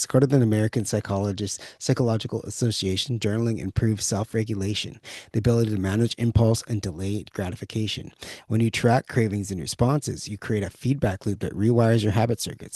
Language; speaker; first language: English; native; English